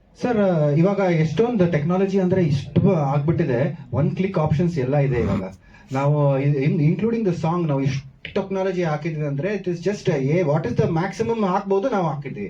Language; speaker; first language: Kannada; non-native, local second language; Marathi